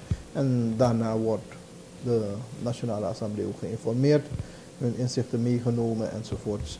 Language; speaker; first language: Dutch; native; Dutch